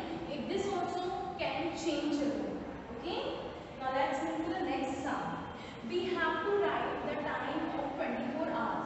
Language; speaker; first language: English; non-native, local second language; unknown